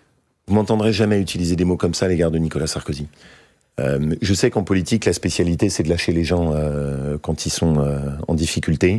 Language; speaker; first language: French; native; French